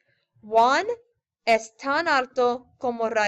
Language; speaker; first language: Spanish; non-native, fluent; English